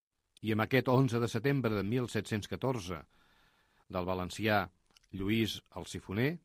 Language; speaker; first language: Catalan; native; Catalan